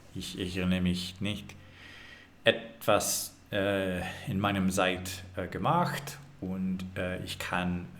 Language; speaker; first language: German; non-native, learner; English